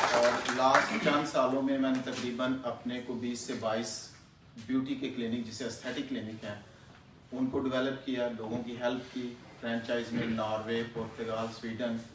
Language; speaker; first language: Urdu; non-native, local second language; Punjabi